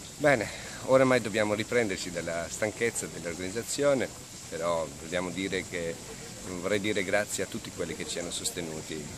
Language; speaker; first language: Italian; non-native, fluent; Albanian